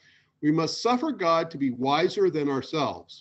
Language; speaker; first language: English; native; English